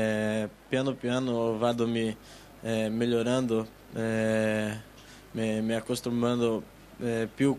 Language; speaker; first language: Italian; non-native, learner; Portuguese